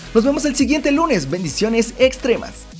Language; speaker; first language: Spanish; native; Spanish